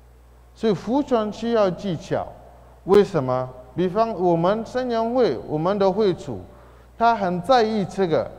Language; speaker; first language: Chinese; non-native, fluent; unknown